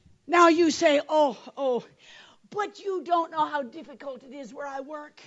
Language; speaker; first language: English; native; English